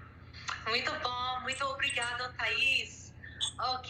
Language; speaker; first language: Portuguese; non-native, learner; English